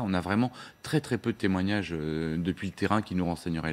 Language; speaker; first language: French; native; French